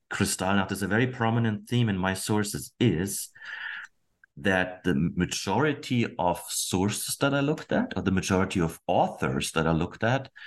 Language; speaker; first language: English; non-native, fluent; German